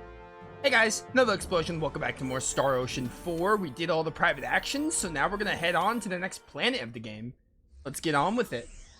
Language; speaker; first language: English; native; English